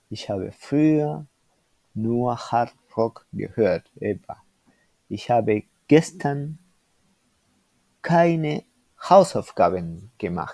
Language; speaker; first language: German; non-native, fluent; Spanish